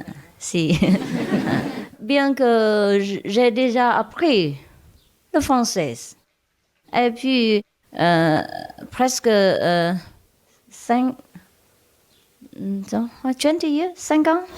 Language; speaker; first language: French; non-native, learner; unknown